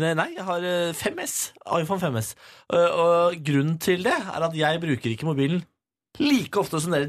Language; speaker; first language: Norwegian; native; Norwegian